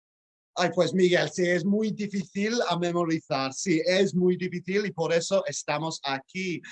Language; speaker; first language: Spanish; non-native, fluent; English